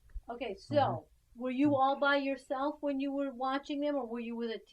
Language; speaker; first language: English; native; English